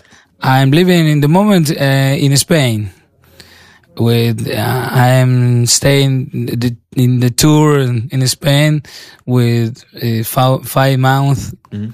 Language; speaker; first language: English; non-native, learner; Spanish